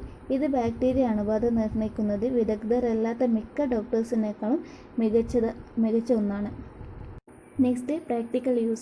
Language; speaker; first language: Malayalam; native; Malayalam